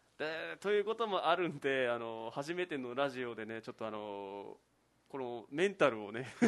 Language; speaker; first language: Japanese; native; Japanese